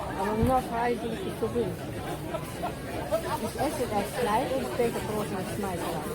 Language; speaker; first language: German; non-native, learner; Thai